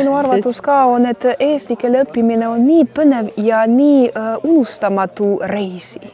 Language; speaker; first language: Estonian; non-native, learner; Croatian